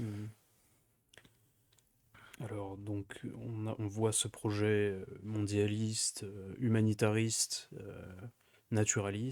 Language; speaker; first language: French; native; French